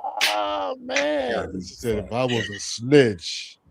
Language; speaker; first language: English; native; English